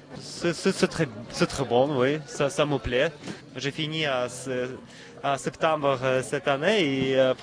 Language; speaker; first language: French; non-native, learner; Russian